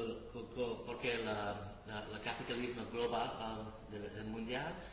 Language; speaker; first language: Spanish; early bilingual, other home language; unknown